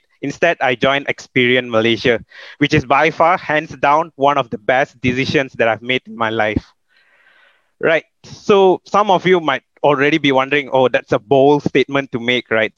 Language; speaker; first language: English; non-native, local second language; Malay